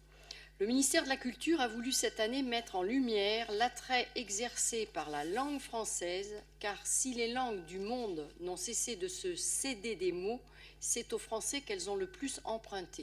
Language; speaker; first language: French; native; French